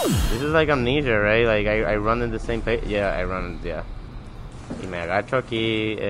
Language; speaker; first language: English; non-native, local second language; Spanish